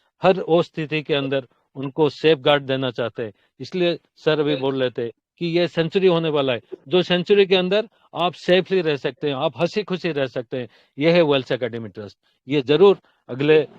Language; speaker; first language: Hindi; non-native, local second language; Odia